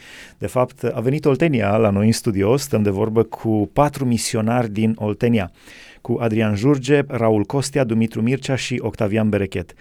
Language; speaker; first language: Romanian; native; Romanian